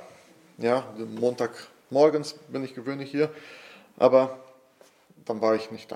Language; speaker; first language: German; non-native, fluent; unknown